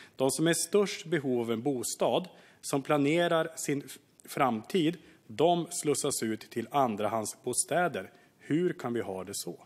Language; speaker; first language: Swedish; native; Swedish